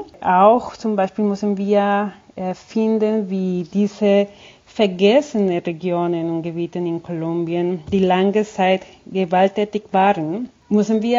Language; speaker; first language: German; non-native, fluent; Spanish